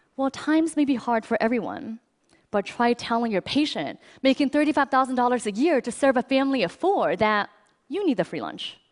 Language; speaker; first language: English; early bilingual, other home language; Chinese